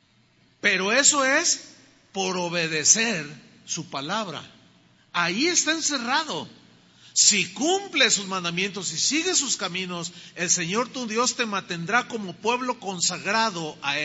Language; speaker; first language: Spanish; native; Spanish